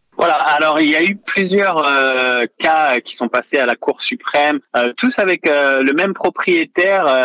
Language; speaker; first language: French; native; French